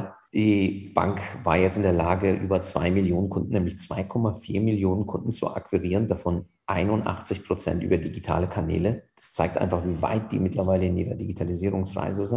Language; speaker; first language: German; native; German